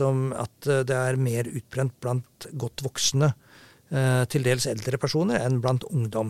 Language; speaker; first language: Norwegian; native; Norwegian